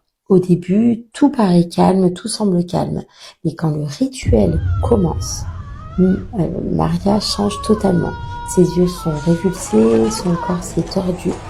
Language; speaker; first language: French; native; French